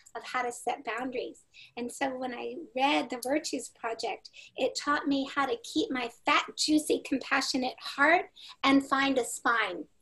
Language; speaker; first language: English; native; English